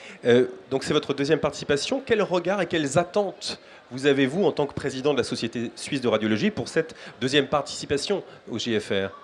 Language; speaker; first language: French; native; French